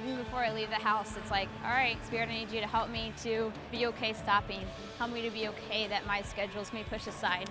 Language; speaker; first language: English; native; English